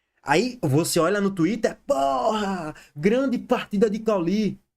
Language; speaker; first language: Portuguese; native; Portuguese